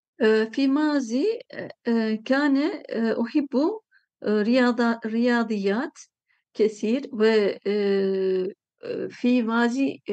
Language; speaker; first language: Arabic; non-native, learner; Turkish